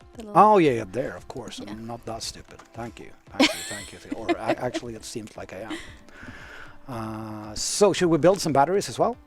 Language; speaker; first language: English; non-native, fluent; Swedish